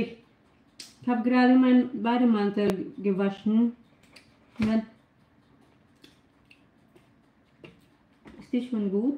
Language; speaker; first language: German; non-native, learner; Filipino